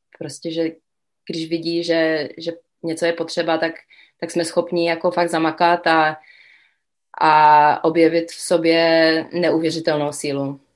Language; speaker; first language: Czech; early bilingual, other home language; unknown